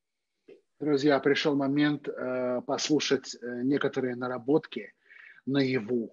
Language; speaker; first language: Russian; native; Russian